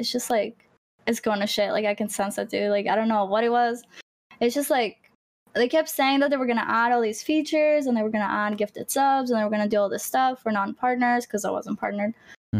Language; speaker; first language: English; non-native, fluent; Greek